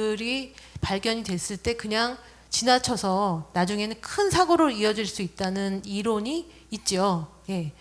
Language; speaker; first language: Korean; native; Korean